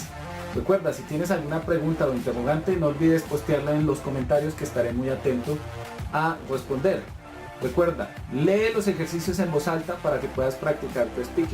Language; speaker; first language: Spanish; native; Spanish